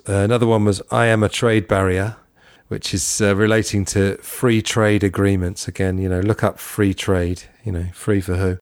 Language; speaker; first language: English; native; English